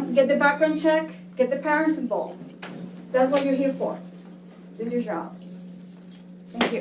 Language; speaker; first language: English; non-native, fluent; Spanish